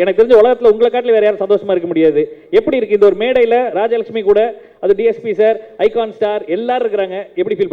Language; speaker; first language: Tamil; native; Tamil